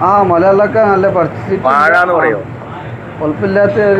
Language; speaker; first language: Malayalam; non-native, fluent; Nepali